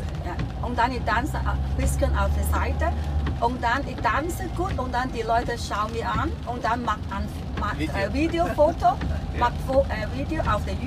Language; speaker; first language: German; non-native, learner; Cantonese